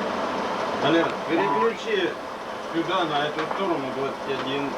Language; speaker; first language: Russian; native; Russian